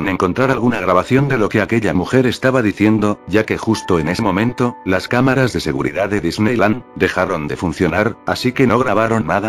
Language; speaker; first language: Spanish; native; Spanish